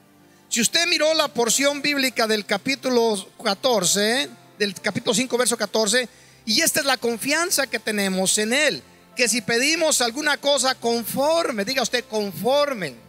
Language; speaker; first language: Spanish; native; Spanish